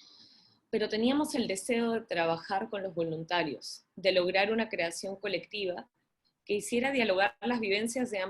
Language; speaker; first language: Spanish; native; Spanish